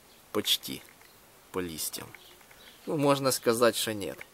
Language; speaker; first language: Russian; native; Russian